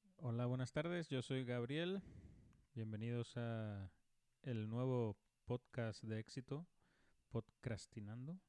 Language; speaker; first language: Spanish; native; Spanish